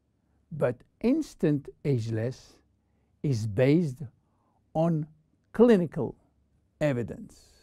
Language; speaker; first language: English; non-native, fluent; French